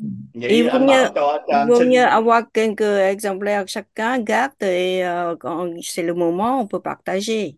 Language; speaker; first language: French; non-native, fluent; Vietnamese